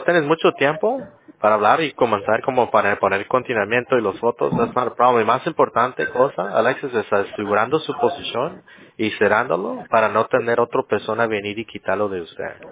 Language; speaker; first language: Spanish; early bilingual, heritage; English